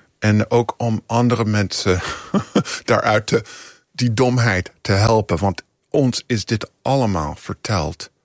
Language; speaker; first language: Dutch; non-native, fluent; English